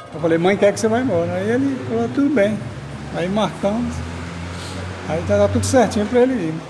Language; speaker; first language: Portuguese; native; Portuguese